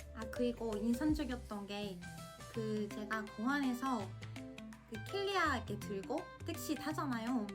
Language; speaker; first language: Korean; non-native, fluent; Japanese